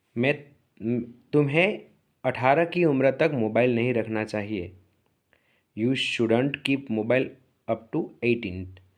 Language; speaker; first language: Hindi; native; Hindi